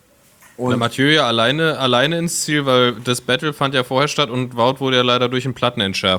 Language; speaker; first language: German; native; German